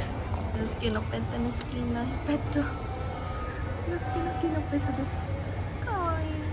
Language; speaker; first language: Japanese; non-native, learner; Filipino